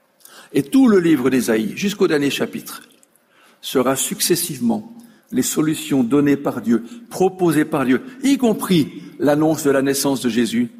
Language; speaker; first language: French; native; French